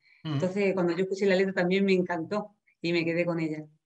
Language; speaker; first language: Spanish; native; Spanish